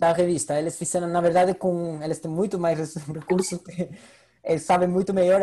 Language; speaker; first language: Portuguese; non-native, fluent; Spanish